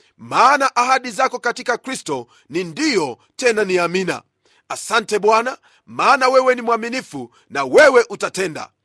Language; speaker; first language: Swahili; non-native, local second language; Luyia